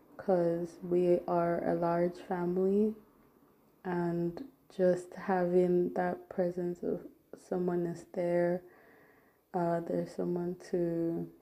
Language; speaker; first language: English; non-native, local second language; Yoruba